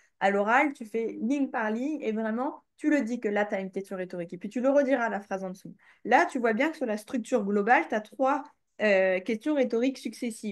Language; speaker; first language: French; native; French